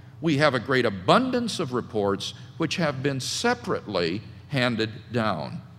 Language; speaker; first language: English; native; English